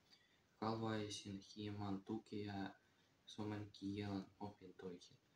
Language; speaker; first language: Finnish; non-native, learner; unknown